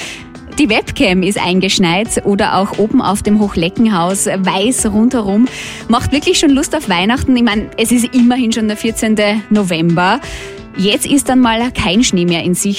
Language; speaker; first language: German; native; German